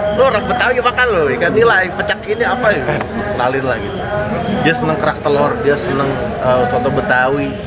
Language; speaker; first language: Indonesian; native; Indonesian